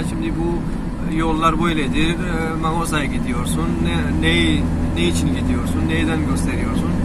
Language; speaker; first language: Turkish; non-native, learner; Urdu